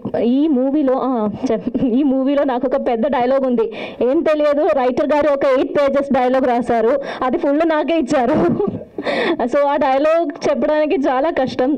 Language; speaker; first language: Telugu; non-native, learner; Malayalam